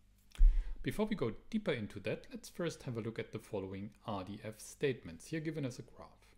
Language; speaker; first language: English; non-native, fluent; German